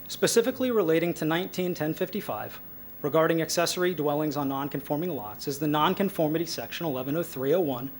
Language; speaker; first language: English; native; English